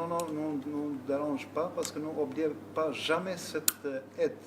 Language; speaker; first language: French; non-native, learner; Albanian